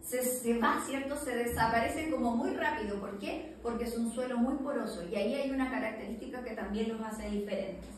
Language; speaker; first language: Spanish; native; Spanish